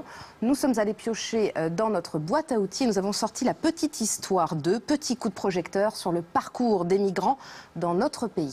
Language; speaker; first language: French; native; French